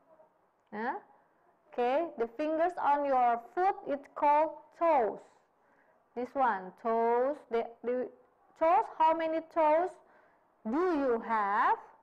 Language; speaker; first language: English; non-native, fluent; Indonesian